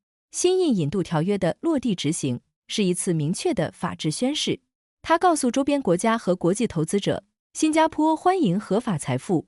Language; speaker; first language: Chinese; native; Chinese